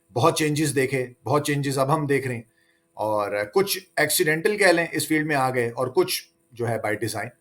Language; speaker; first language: Urdu; native; Urdu